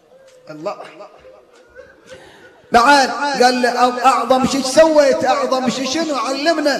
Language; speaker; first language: Arabic; native; Arabic